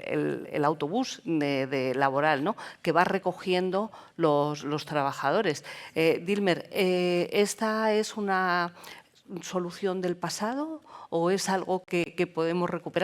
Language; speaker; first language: Spanish; native; Spanish